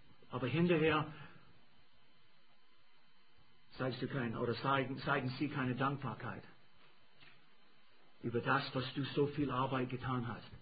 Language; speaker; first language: German; non-native, fluent; English